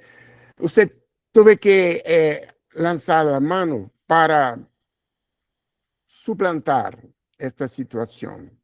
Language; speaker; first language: Spanish; non-native, learner; Portuguese